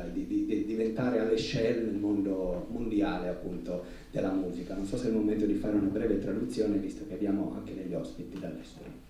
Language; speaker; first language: Italian; native; Italian